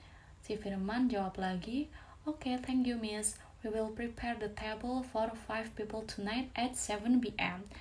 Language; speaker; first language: English; non-native, fluent; Indonesian